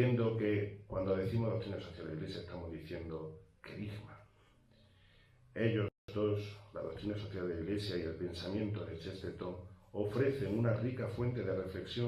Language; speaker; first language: Spanish; native; Spanish